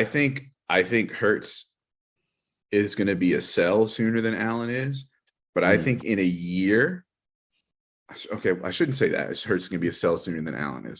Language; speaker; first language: English; native; English